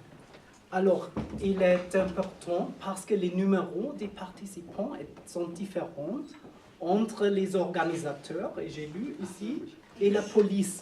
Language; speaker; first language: French; non-native, learner; German